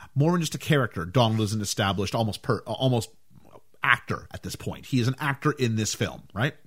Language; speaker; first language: English; native; English